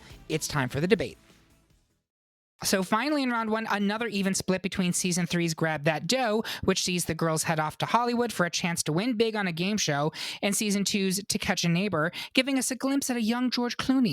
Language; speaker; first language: English; native; English